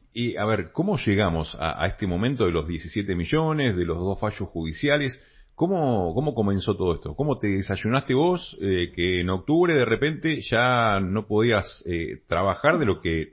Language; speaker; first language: Spanish; native; Spanish